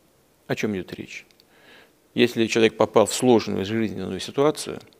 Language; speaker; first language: Russian; native; Russian